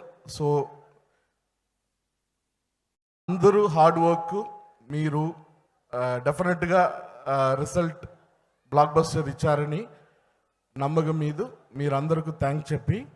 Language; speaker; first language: Telugu; non-native, learner; Tamil